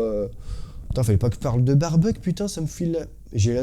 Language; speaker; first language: French; native; French